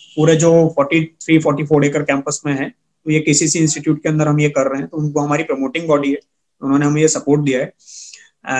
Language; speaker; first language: Hindi; native; Hindi